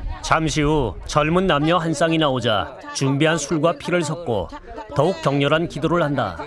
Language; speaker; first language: Korean; native; Korean